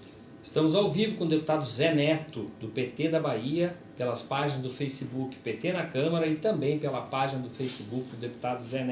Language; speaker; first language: Portuguese; native; Portuguese